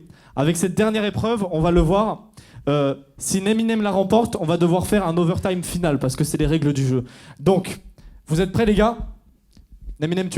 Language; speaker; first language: French; native; French